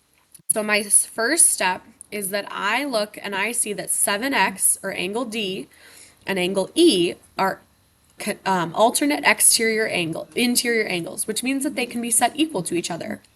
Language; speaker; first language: English; native; English